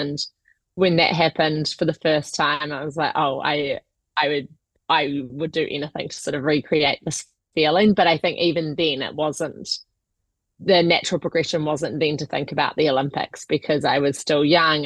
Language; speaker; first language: English; native; English